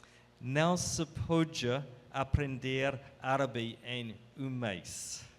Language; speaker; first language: Portuguese; non-native, fluent; English